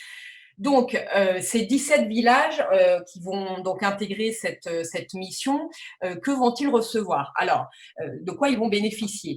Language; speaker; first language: French; native; French